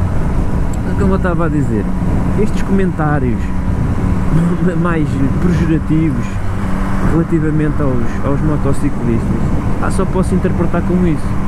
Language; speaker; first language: Portuguese; native; Portuguese